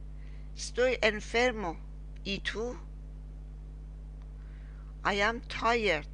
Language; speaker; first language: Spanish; non-native, learner; Persian